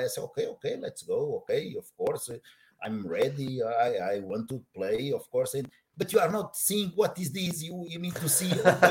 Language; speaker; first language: English; non-native, learner; Portuguese